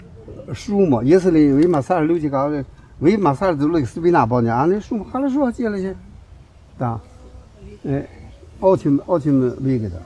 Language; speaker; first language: Russian; non-native, learner; Chinese